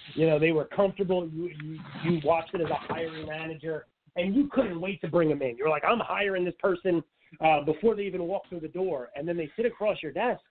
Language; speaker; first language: English; native; English